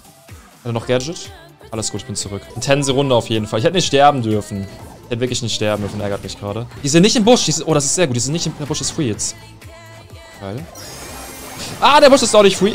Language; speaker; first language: German; native; German